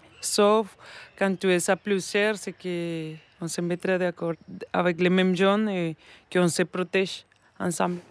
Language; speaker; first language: French; non-native, learner; Spanish